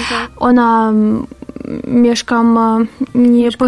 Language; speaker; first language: Polish; non-native, learner; Russian